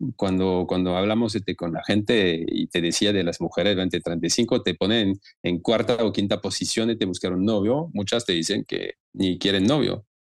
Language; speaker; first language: Spanish; non-native, fluent; French